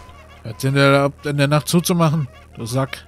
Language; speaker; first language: German; native; German